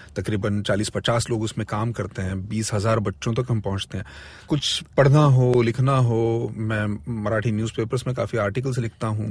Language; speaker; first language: Hindi; non-native, local second language; Marathi